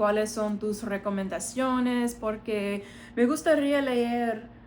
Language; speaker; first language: Spanish; non-native, learner; English